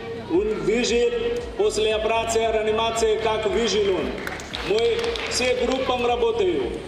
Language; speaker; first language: Russian; non-native, learner; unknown